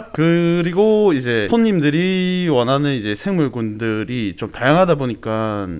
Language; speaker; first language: Korean; native; Korean